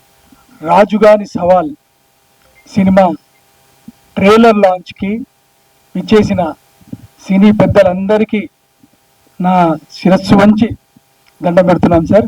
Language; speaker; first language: Telugu; native; Telugu